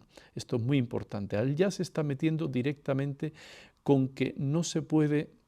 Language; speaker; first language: Spanish; native; Spanish